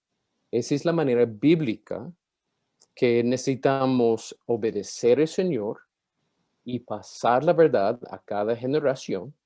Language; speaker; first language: Spanish; non-native, fluent; English